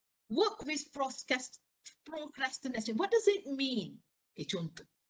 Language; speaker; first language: English; non-native, local second language; Malay